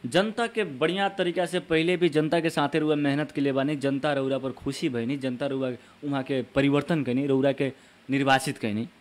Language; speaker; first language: Bhojpuri; native; Bhojpuri